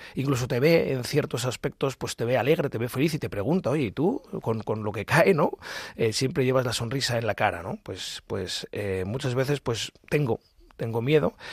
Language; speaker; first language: Spanish; native; Spanish